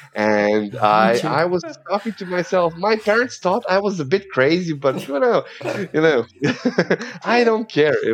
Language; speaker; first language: English; non-native, fluent; Serbian